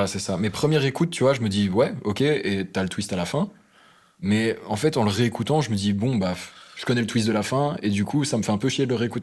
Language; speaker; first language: French; native; French